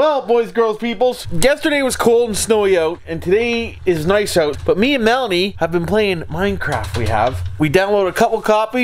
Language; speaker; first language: English; native; English